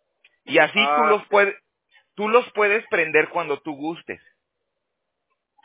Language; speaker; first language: Spanish; native; Spanish